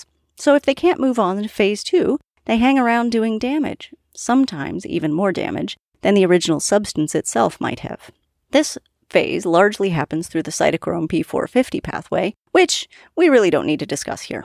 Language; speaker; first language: English; native; English